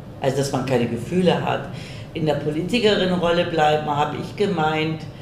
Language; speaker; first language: German; early bilingual, other home language; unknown